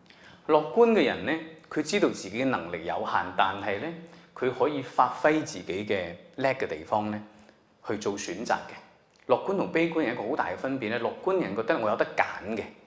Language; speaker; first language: Cantonese; native; Cantonese